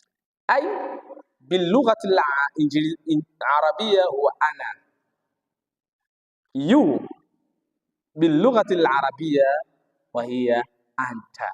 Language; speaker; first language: Arabic; non-native, fluent; Swahili